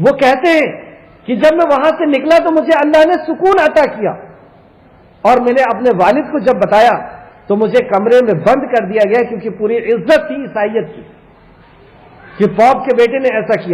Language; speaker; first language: Urdu; native; Urdu